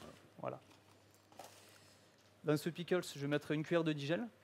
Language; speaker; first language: French; native; French